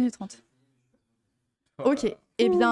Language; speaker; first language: French; native; French